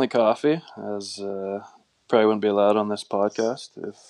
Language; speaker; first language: English; native; English